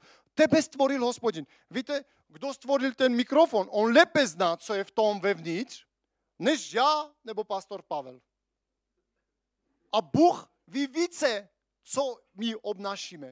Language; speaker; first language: Czech; non-native, fluent; Armenian